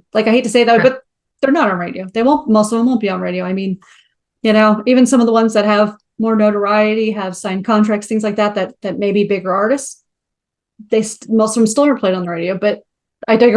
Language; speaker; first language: English; native; English